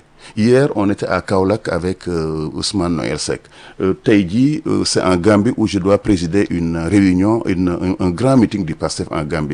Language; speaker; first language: French; non-native, local second language; Wolof